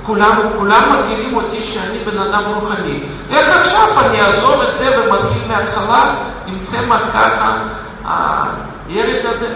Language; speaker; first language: Hebrew; non-native, fluent; Russian